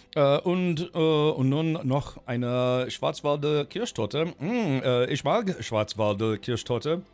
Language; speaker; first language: German; non-native, learner; English